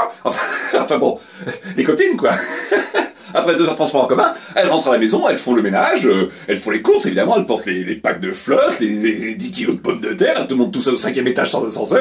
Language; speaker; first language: French; native; French